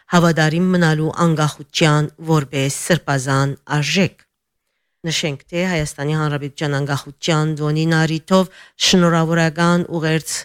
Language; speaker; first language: Armenian; early bilingual, heritage; Armenian